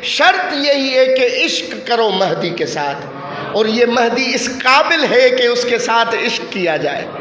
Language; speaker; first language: Urdu; non-native, local second language; Sindhi